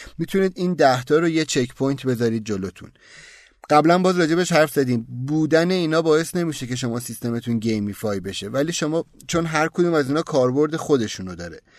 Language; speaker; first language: Persian; native; Persian